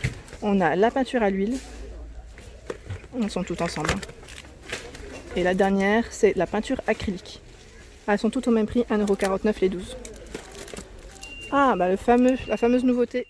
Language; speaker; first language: French; native; French